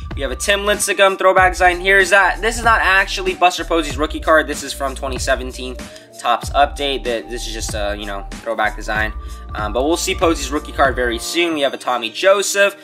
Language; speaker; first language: English; native; English